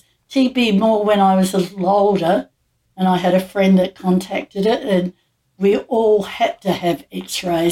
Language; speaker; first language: English; native; English